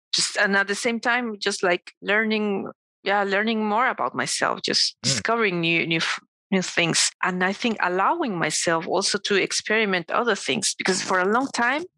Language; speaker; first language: English; non-native, fluent; Spanish